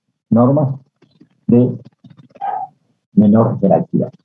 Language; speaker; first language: Spanish; native; Spanish